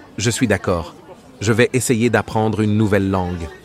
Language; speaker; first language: French; native; French